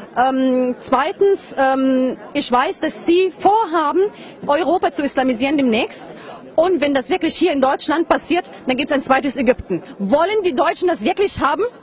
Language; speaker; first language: German; non-native, fluent; Arabic